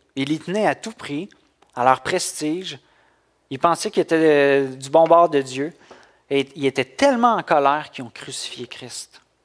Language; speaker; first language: French; native; French